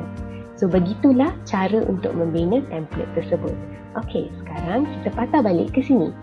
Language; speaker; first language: Malay; native; Malay